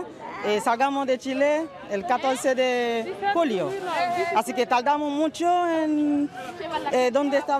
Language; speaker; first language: Spanish; non-native, learner; Haitian Creole